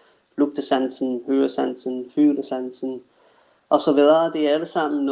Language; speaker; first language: Danish; non-native, fluent; English